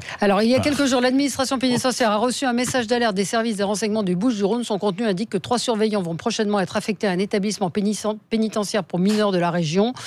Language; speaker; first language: French; native; French